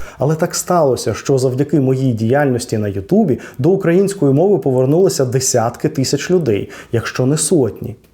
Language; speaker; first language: Ukrainian; non-native, local second language; Russian